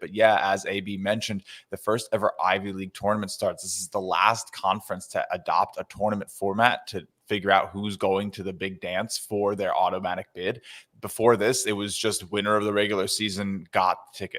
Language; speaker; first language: English; native; English